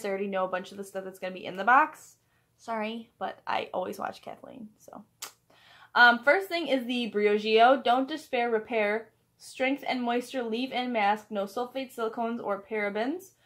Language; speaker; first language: English; native; English